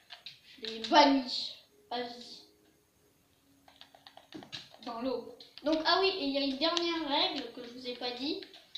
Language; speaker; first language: French; native; French